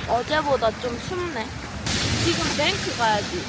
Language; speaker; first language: Korean; non-native, learner; Mongolian